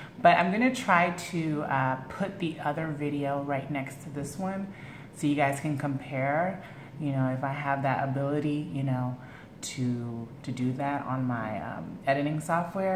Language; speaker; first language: English; native; English